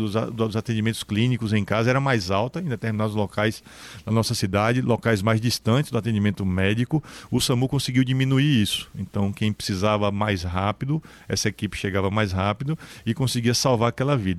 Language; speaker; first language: Portuguese; native; Portuguese